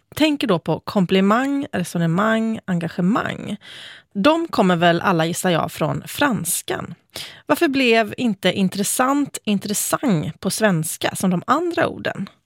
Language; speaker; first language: Swedish; native; Swedish